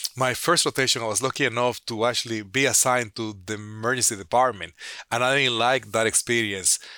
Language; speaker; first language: English; non-native, fluent; Spanish